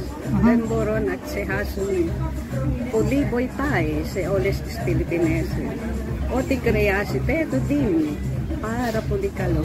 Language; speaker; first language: Greek; non-native, learner; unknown